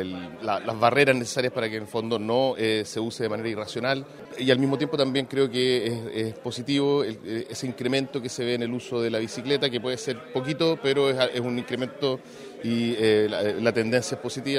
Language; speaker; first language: Spanish; native; Spanish